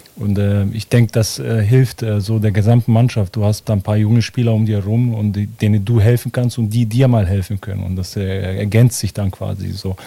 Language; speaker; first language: German; early bilingual, other home language; Bosnian